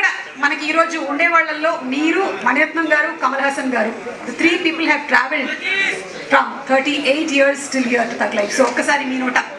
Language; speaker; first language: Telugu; native; Telugu